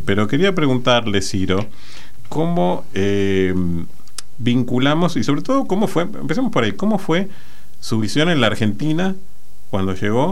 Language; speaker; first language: Spanish; native; Spanish